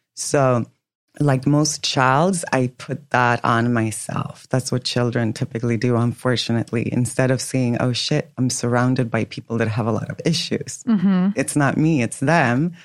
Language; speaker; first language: English; non-native, fluent; Swedish